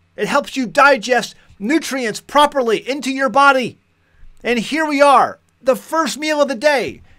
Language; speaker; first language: English; native; English